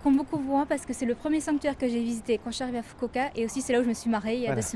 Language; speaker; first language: French; native; French